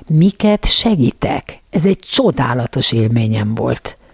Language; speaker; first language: Hungarian; native; Hungarian